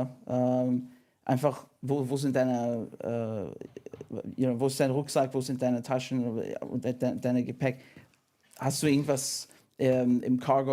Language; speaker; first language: German; non-native, fluent; English